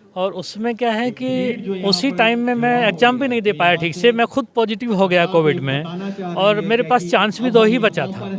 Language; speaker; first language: Hindi; native; Hindi